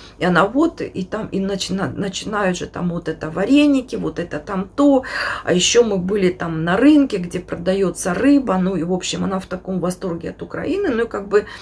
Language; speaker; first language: Russian; native; Russian